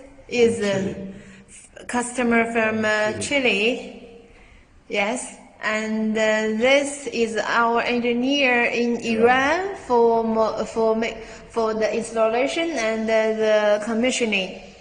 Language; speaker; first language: English; non-native, learner; Chinese